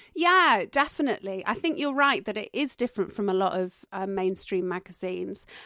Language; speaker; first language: English; native; English